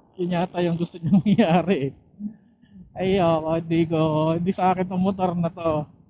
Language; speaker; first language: Filipino; non-native, local second language; Cebuano